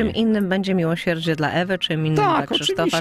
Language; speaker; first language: Polish; native; Polish